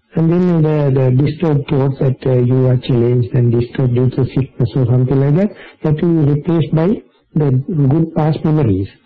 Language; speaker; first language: English; non-native, local second language; Sinhala